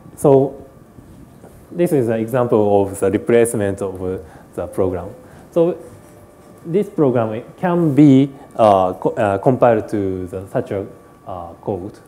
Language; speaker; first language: English; non-native, learner; Japanese